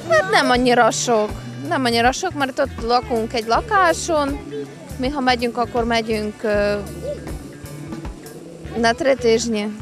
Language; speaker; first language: Hungarian; non-native, local second language; Ukrainian